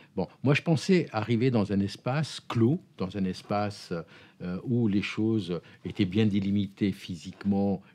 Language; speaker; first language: French; non-native, local second language; Arabic